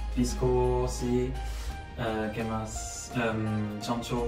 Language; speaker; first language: Spanish; non-native, learner; French